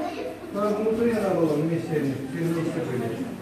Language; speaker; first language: Russian; non-native, local second language; Tatar